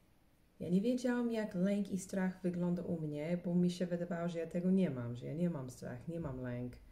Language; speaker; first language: Polish; early bilingual, heritage; English